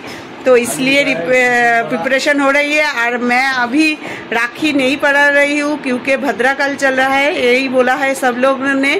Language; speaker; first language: Hindi; non-native, local second language; Bangla